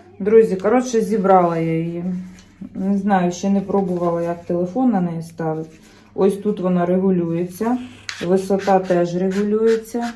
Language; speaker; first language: Ukrainian; native; Ukrainian